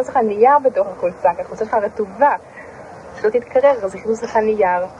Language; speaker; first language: Hebrew; native; Hebrew